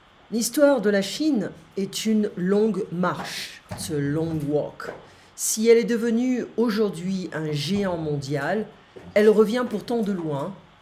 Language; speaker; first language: French; native; French